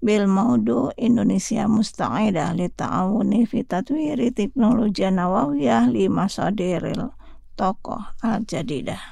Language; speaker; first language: Arabic; non-native, fluent; Indonesian